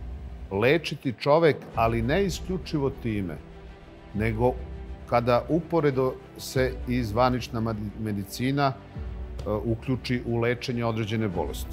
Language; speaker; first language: Serbian; native; Serbian